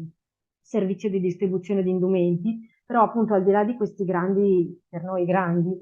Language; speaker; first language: Italian; native; Italian